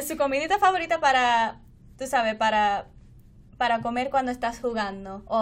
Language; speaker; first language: Spanish; non-native, fluent; English